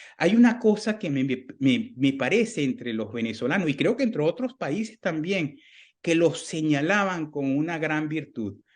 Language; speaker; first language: Spanish; native; Spanish